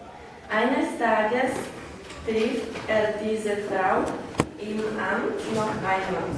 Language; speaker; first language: German; non-native, learner; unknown